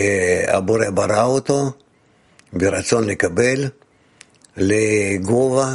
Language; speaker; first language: Hebrew; non-native, fluent; Russian